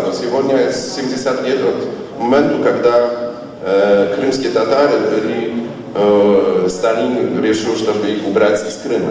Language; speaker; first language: Polish; non-native, learner; Russian